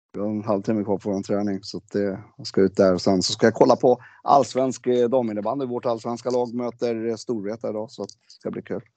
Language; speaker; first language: Swedish; native; Swedish